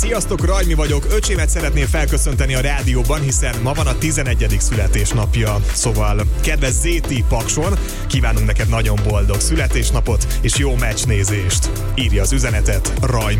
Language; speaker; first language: Hungarian; native; Hungarian